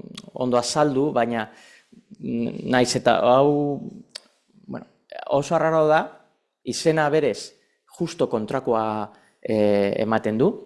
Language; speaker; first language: Basque; non-native, local second language; Spanish